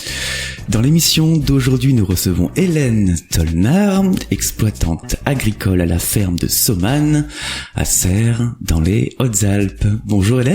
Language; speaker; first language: French; native; French